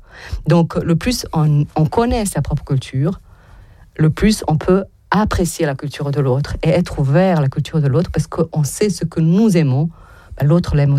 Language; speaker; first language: French; non-native, fluent; Serbian